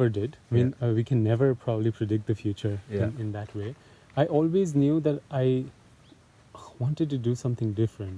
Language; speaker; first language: English; non-native, local second language; Hindi